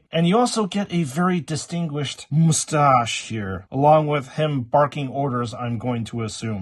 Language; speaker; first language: English; native; English